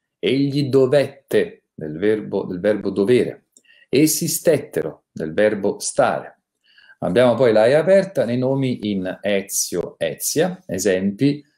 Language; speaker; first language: Italian; native; Italian